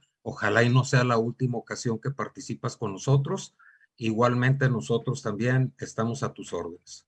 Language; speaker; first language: Spanish; native; Spanish